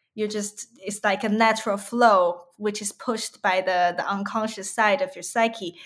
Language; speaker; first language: English; non-native, fluent; Chinese